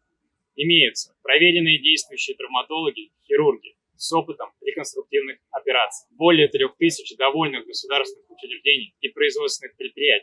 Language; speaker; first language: Russian; native; Russian